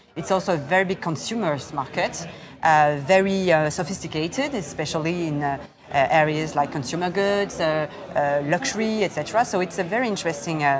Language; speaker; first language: English; non-native, fluent; Korean